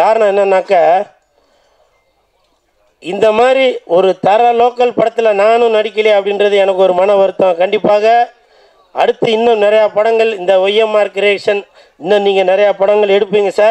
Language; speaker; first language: Tamil; native; Tamil